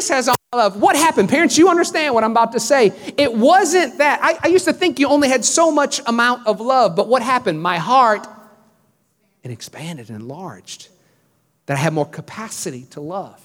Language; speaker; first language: English; native; English